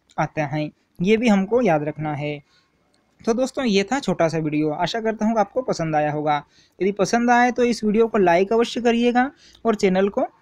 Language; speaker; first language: Hindi; native; Hindi